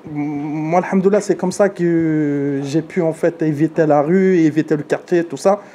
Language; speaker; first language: French; early bilingual, other home language; Arabic